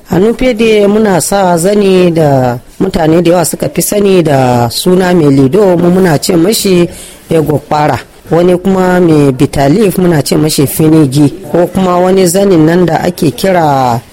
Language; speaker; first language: Hausa; non-native, local second language; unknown